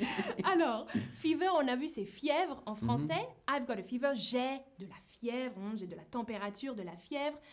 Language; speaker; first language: French; native; French